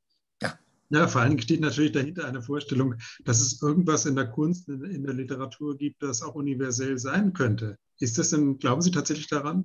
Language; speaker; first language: German; native; German